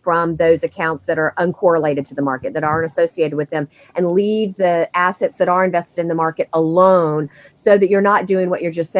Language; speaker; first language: English; native; English